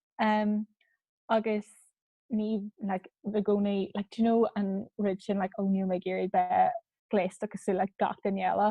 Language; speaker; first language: Irish; non-native, local second language; English